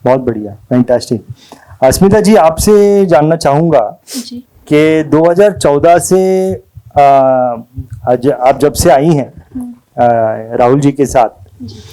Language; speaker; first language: Hindi; non-native, local second language; Marathi